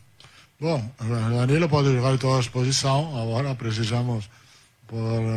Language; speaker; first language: Portuguese; non-native, learner; Italian